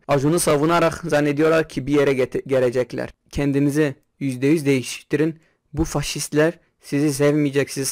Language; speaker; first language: Turkish; non-native, local second language; Kurdish